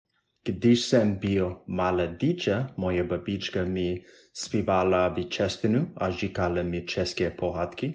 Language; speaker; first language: Czech; non-native, learner; English